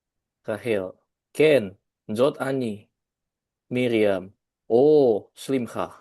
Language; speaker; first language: Hebrew; non-native, learner; Indonesian